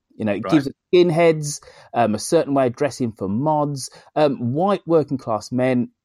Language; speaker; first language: English; native; English